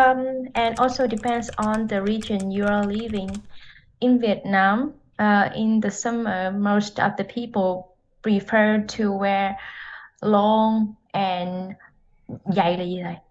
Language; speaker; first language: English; non-native, learner; Vietnamese